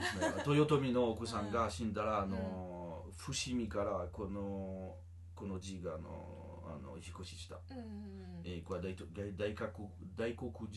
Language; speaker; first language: Japanese; non-native, learner; French